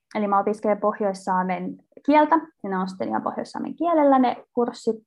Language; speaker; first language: Finnish; native; Finnish